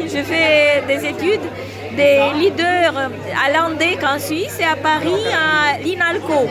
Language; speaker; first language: French; non-native, fluent; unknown